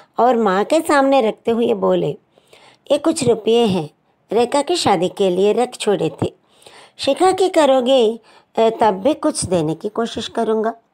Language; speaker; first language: Hindi; non-native, local second language; Telugu